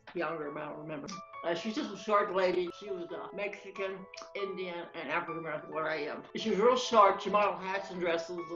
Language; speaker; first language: English; native; English